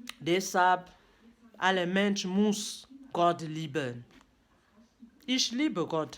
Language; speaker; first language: German; non-native, learner; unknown